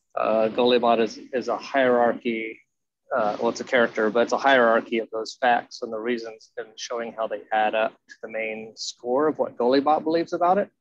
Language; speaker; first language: English; native; English